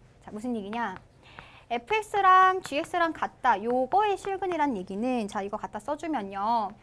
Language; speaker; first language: Korean; native; Korean